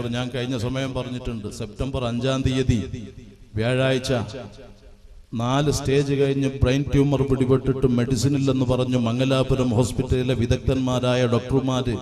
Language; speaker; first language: Malayalam; native; Malayalam